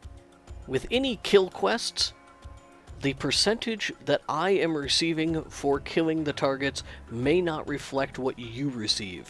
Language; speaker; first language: English; native; English